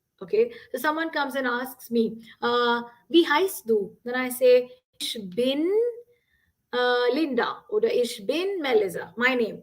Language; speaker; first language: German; non-native, fluent; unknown